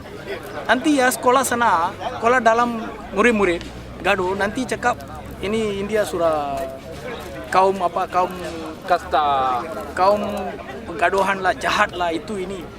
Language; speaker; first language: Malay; non-native, local second language; Tamil